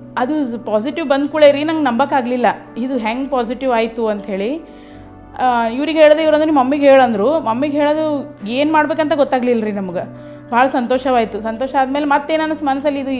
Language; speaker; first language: Kannada; native; Kannada